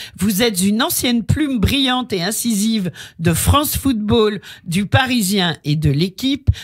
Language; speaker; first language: French; native; French